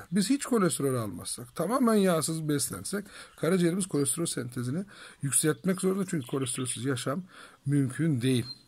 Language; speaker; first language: Turkish; native; Turkish